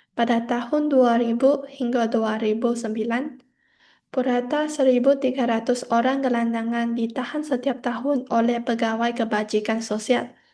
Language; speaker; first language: Malay; non-native, local second language; Chinese